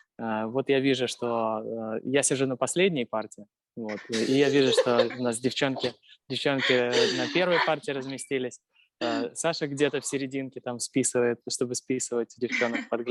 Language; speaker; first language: Russian; native; Russian